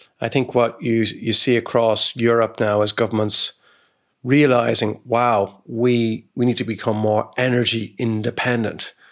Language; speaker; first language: English; native; English